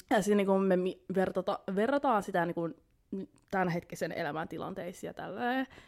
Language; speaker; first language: Finnish; early bilingual, heritage; Finnish